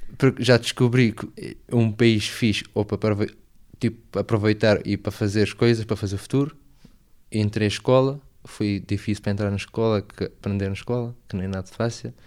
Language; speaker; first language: Portuguese; non-native, learner; Arabic